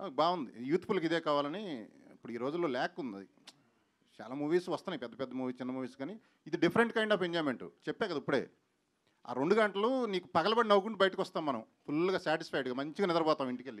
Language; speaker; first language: Telugu; native; Telugu